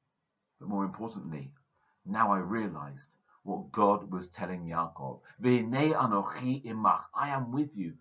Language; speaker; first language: English; native; English